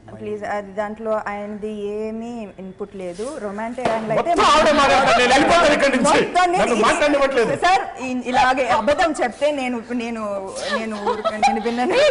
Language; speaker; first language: Telugu; non-native, fluent; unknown